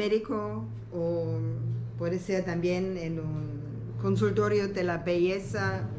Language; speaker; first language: Spanish; non-native, learner; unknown